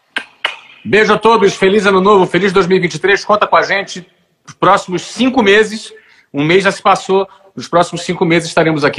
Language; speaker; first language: Portuguese; native; Portuguese